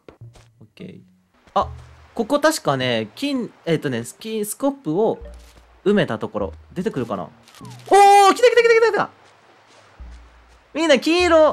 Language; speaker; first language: Japanese; native; Japanese